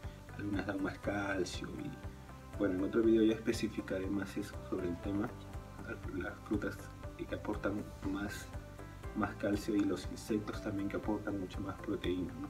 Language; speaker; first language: Spanish; native; Spanish